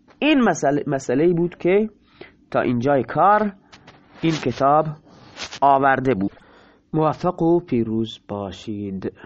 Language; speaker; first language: Persian; non-native, local second language; Baluchi